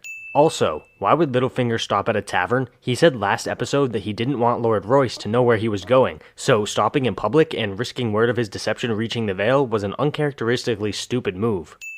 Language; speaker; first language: English; native; English